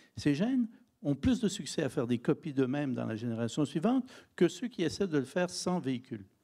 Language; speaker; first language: French; native; French